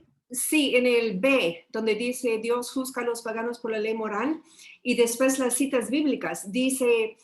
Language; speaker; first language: Spanish; early bilingual, heritage; English